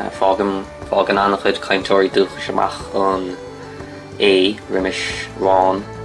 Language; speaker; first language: Irish; native; Irish